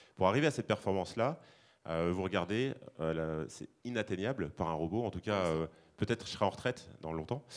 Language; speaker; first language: French; native; French